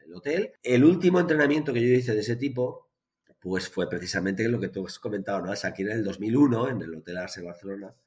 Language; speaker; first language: Spanish; native; Spanish